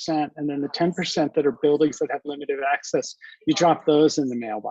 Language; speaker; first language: English; native; English